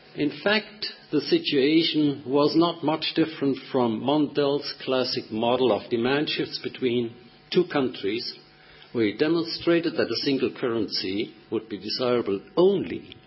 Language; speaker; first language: English; non-native, fluent; Japanese